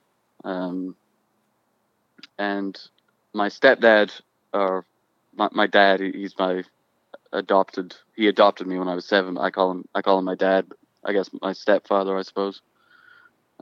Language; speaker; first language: English; native; English